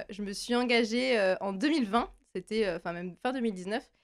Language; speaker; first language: French; native; French